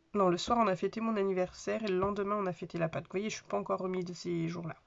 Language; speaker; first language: French; native; French